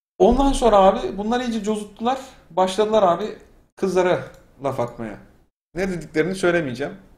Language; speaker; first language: Turkish; native; Turkish